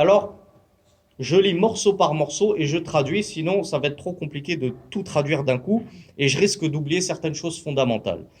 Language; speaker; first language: French; native; French